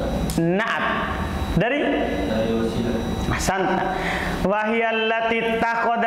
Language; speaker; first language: Arabic; non-native, fluent; Indonesian